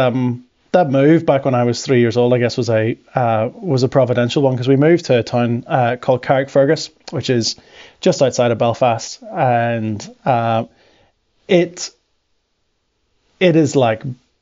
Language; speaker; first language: English; native; English